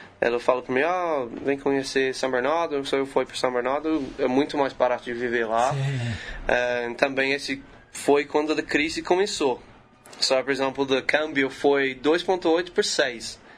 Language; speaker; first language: Portuguese; non-native, learner; English